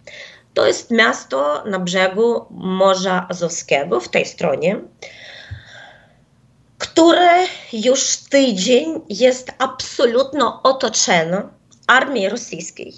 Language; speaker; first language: Polish; non-native, fluent; Ukrainian